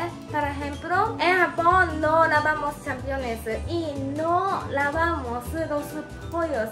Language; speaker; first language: Spanish; non-native, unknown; Japanese